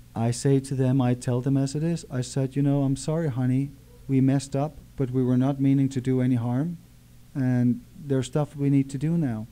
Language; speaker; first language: English; non-native, fluent; Danish